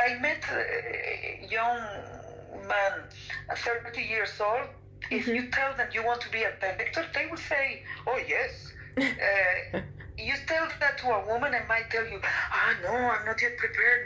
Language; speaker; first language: English; non-native, fluent; Spanish